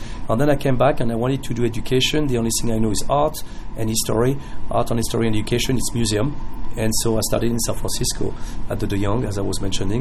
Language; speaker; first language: English; non-native, fluent; French